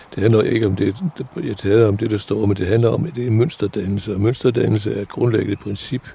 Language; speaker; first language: Danish; native; Danish